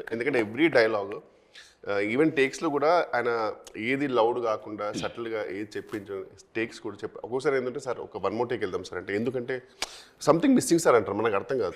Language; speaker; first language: Telugu; native; Telugu